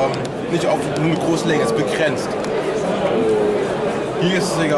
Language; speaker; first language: German; native; German